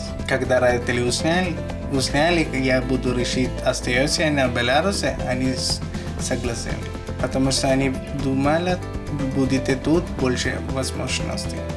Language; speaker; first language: Russian; non-native, learner; Malayalam